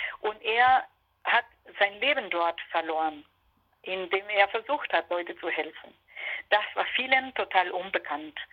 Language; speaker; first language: German; non-native, fluent; Spanish